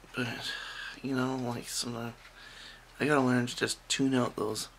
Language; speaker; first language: English; native; English